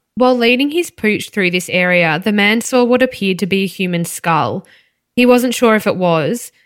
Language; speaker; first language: English; native; English